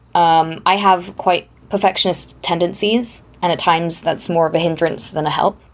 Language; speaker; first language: English; non-native, fluent; German